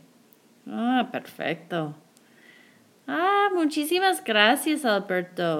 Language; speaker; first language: Spanish; non-native, fluent; English